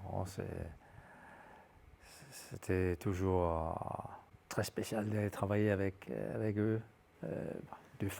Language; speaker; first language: French; non-native, fluent; Danish